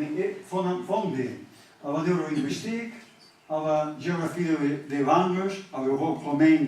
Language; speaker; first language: French; non-native, learner; Catalan